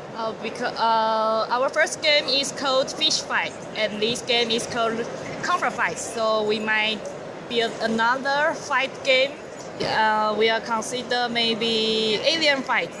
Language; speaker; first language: English; non-native, learner; Chinese